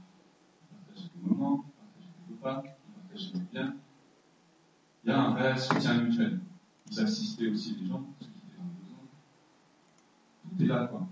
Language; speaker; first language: French; native; French